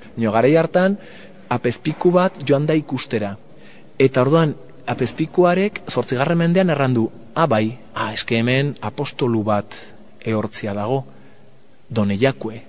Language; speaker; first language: Basque; non-native, local second language; Spanish